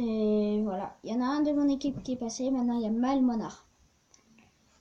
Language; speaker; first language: French; native; French